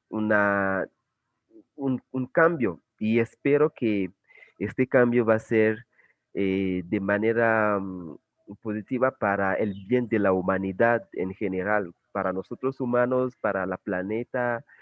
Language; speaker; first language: Spanish; non-native, fluent; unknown